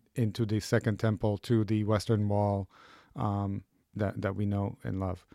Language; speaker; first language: English; early bilingual, other home language; Hebrew